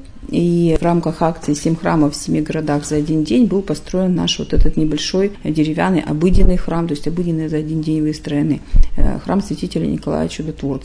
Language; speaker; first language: Russian; native; Russian